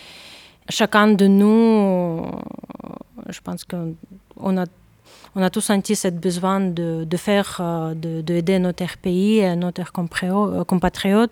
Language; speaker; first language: French; non-native, fluent; Ukrainian